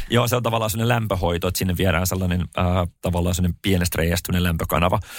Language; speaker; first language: Finnish; native; Finnish